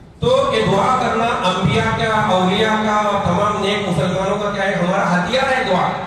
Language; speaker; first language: Urdu; non-native, local second language; Konkani